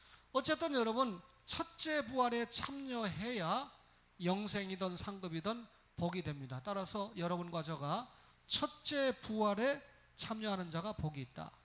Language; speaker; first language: Korean; native; Korean